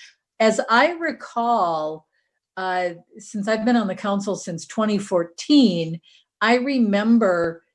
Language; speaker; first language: English; native; English